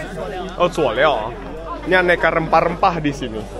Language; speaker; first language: Chinese; non-native, fluent; Indonesian